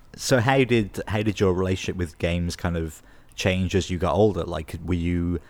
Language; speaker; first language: English; native; English